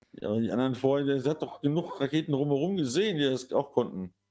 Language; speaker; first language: German; native; German